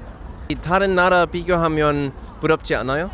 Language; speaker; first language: Korean; non-native, learner; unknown